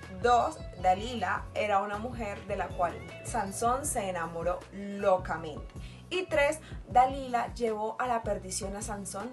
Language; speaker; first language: Spanish; native; Spanish